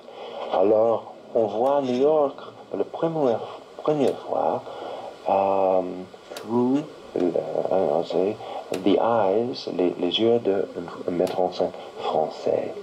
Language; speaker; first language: French; non-native, learner; English